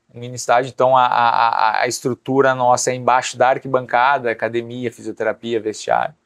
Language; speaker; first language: Portuguese; native; Portuguese